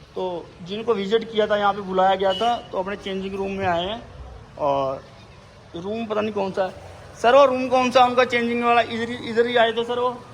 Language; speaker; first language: Hindi; non-native, local second language; Punjabi